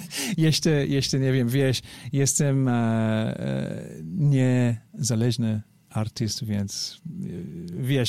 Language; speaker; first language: Polish; non-native, learner; English